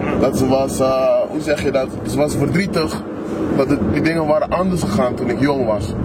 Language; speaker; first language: Dutch; non-native, local second language; Papiamento